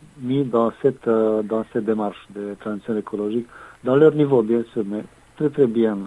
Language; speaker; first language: French; non-native, fluent; Romanian